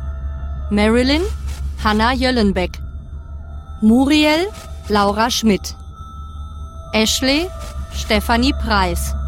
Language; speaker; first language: German; native; German